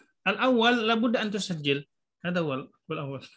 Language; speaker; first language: Arabic; non-native, fluent; Indonesian